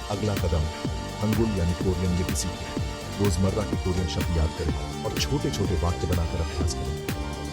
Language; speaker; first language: Hindi; native; Hindi